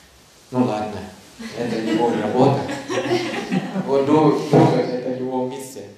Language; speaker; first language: Russian; non-native, learner; Thai